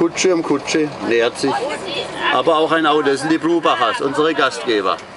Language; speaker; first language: German; native; German